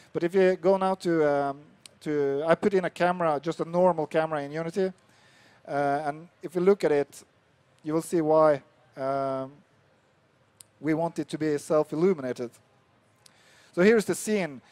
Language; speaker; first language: English; non-native, fluent; Norwegian